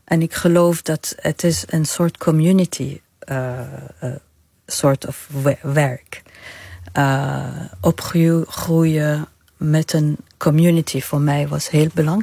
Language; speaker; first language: Dutch; non-native, fluent; Arabic